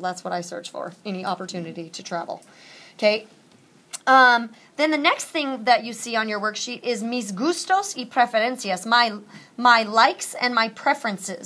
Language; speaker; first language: English; native; English